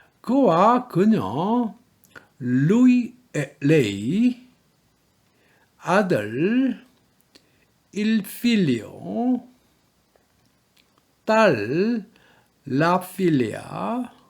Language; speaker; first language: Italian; non-native, learner; Korean